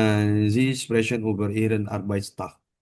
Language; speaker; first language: German; non-native, learner; Indonesian